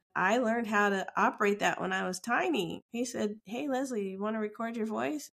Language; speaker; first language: English; native; English